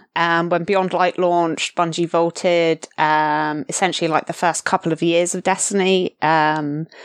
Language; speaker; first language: English; native; English